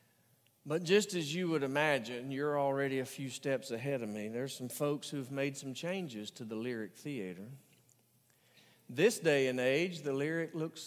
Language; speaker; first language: English; native; English